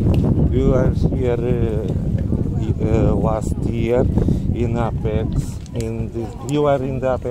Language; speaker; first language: English; non-native, learner; Portuguese